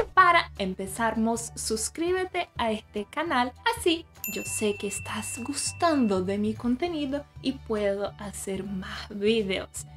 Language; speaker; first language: Spanish; non-native, fluent; Portuguese